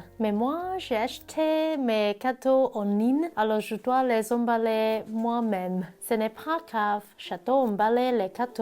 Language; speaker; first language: French; non-native, learner; Cantonese